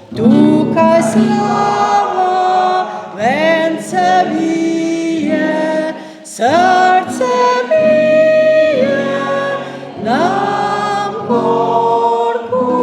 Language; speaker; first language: Slovenian; native; Slovenian